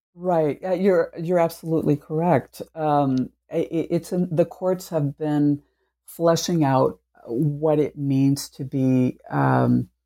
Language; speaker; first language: English; early bilingual, other home language; Spanish